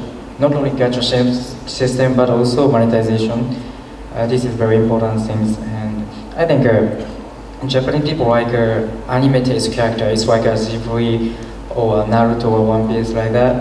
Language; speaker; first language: English; non-native, learner; Japanese